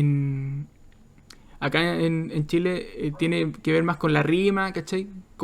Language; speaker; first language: Spanish; native; Spanish